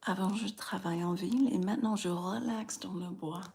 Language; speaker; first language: French; non-native, fluent; English